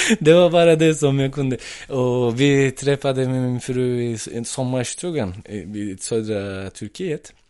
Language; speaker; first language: Swedish; non-native, fluent; Turkish